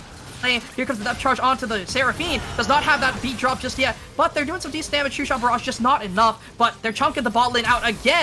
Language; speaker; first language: English; native; English